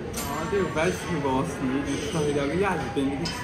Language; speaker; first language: Chinese; native; Chinese